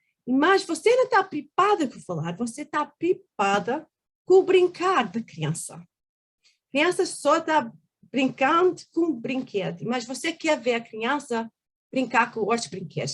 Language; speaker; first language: Portuguese; early bilingual, heritage; Portuguese